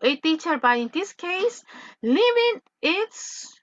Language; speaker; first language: English; non-native, fluent; Spanish